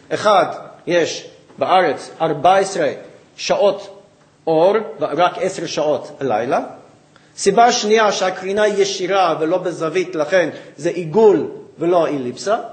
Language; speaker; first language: Hebrew; non-native, fluent; English